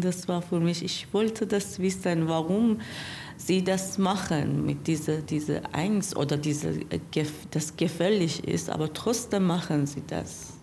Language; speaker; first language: German; non-native, learner; Persian